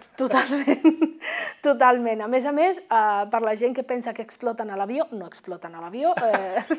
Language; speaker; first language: Catalan; non-native, fluent; Spanish